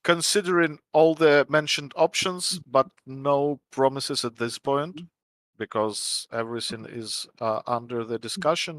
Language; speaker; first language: English; non-native, fluent; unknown